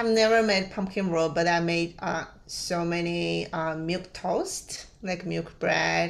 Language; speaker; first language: English; non-native, fluent; Chinese